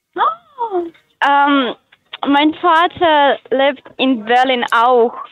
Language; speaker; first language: German; non-native, learner; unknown